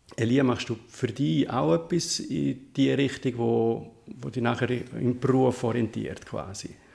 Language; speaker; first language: German; native; German